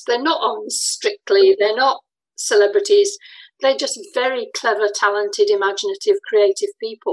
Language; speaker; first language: English; native; English